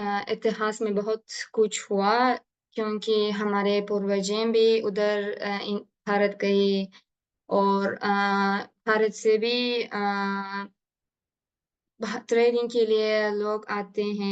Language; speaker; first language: Hindi; non-native, learner; Uzbek